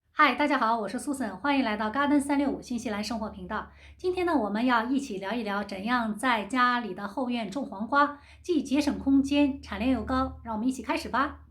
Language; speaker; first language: Chinese; native; Chinese